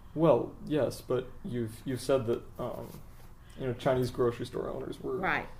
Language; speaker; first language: English; native; English